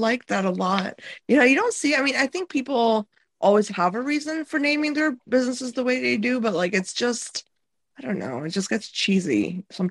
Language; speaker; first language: English; native; English